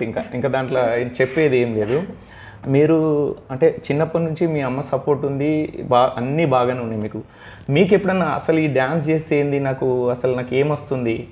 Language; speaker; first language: Telugu; native; Telugu